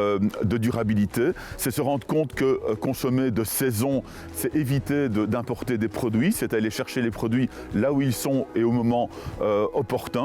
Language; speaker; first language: French; native; French